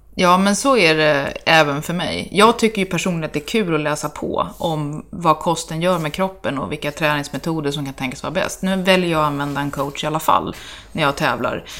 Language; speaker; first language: Swedish; native; Swedish